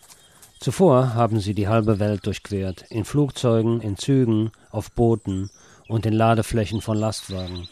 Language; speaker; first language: German; native; German